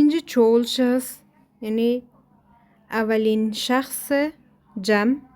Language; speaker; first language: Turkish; non-native, fluent; Persian